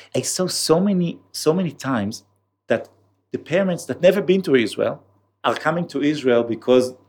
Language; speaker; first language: English; non-native, fluent; Hebrew